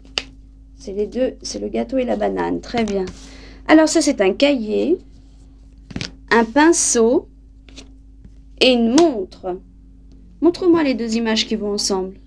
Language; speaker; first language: French; native; French